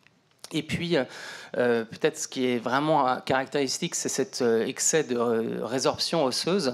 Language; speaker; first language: French; native; French